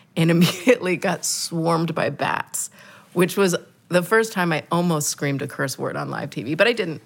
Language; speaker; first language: English; native; English